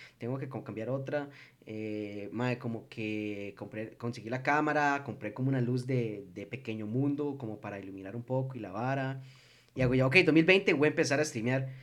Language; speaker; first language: Spanish; early bilingual, heritage; English